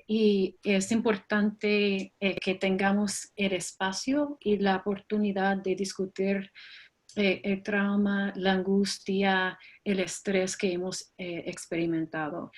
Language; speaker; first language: Spanish; non-native, fluent; English